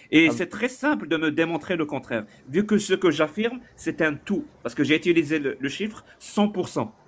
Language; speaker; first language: French; non-native, local second language; Arabic